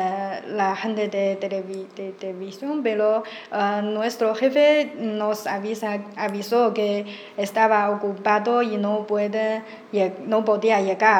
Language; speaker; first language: Spanish; non-native, learner; Chinese